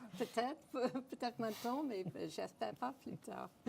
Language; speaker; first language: French; non-native, fluent; English